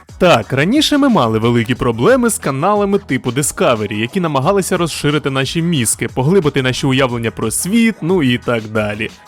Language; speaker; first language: Ukrainian; native; Ukrainian